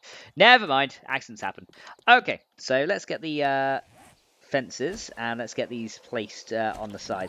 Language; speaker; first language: English; native; English